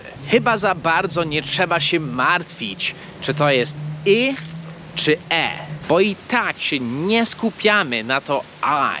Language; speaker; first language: Polish; non-native, fluent; English